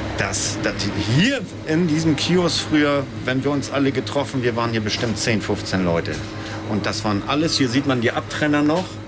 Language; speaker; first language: German; native; German